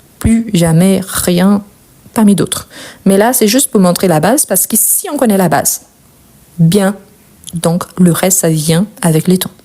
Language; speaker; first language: French; non-native, fluent; Portuguese